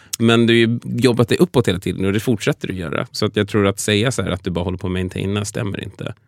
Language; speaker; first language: Swedish; native; Swedish